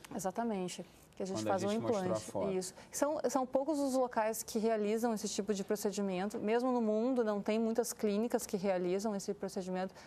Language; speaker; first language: Portuguese; native; Portuguese